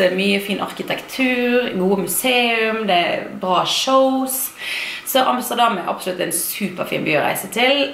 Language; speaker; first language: Norwegian; native; Norwegian